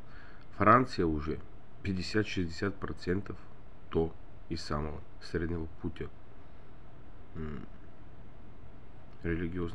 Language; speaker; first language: Russian; non-native, learner; Bulgarian